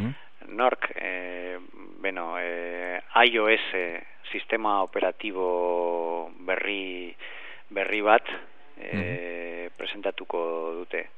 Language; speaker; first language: Basque; non-native, learner; Spanish